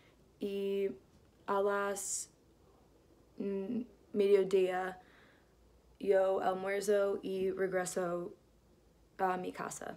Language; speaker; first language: Spanish; non-native, learner; English